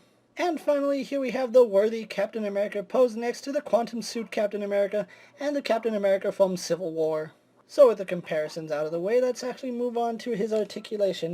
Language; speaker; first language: English; native; English